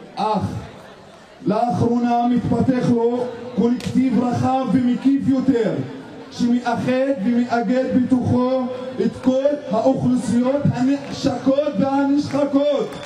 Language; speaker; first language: Hebrew; non-native, local second language; Arabic